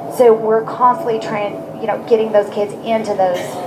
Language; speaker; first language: English; native; English